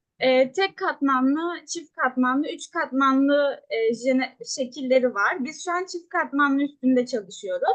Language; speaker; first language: Turkish; native; Turkish